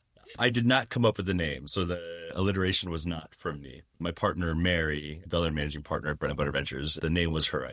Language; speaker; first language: English; native; English